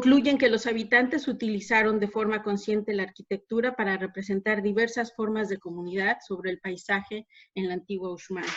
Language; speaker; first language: Spanish; native; Spanish